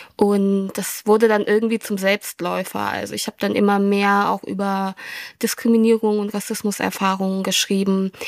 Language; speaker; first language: German; early bilingual, other home language; Vietnamese